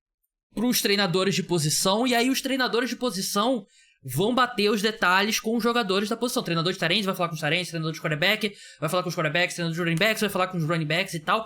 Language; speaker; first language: Portuguese; native; Portuguese